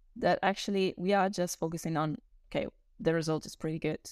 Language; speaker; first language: English; non-native, fluent; Italian